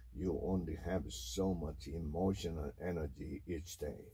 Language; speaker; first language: English; non-native, fluent; Korean